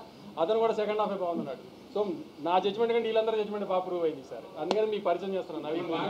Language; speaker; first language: Telugu; native; Telugu